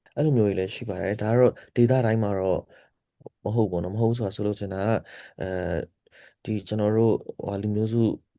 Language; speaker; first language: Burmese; non-native, local second language; S'gaw Karen